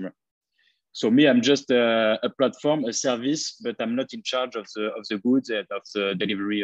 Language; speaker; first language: English; non-native, fluent; French